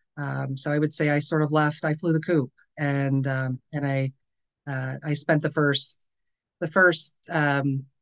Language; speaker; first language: English; native; English